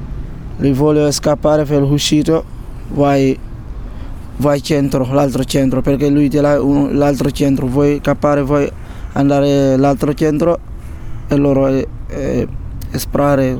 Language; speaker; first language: Italian; non-native, learner; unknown